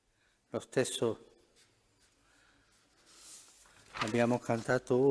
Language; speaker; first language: Italian; non-native, fluent; Spanish